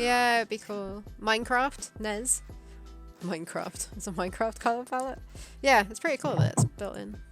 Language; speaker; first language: English; native; English